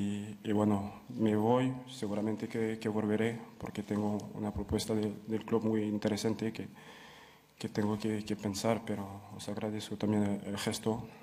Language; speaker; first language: Spanish; non-native, fluent; French